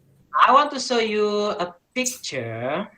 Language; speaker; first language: English; non-native, learner; Indonesian